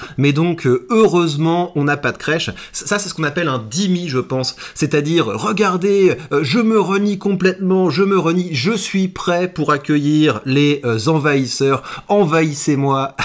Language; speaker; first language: French; native; French